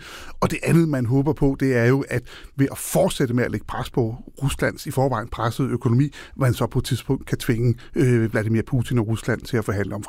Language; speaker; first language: Danish; native; Danish